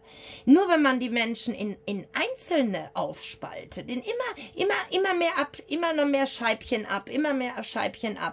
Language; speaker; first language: German; native; German